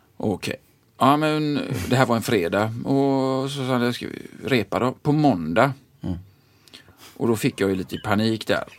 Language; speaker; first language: Swedish; native; Swedish